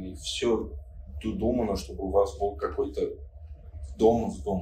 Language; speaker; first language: Russian; non-native, fluent; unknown